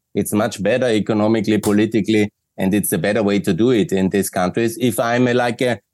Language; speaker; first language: English; non-native, fluent; German